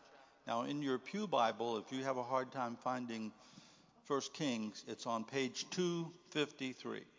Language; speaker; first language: English; native; English